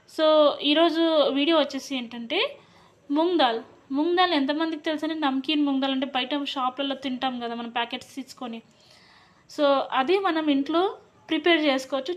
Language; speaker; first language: Telugu; non-native, local second language; Lambadi